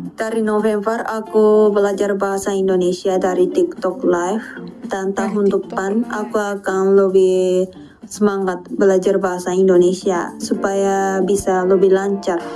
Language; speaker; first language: Indonesian; non-native, learner; Japanese